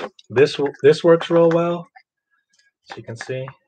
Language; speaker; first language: English; native; English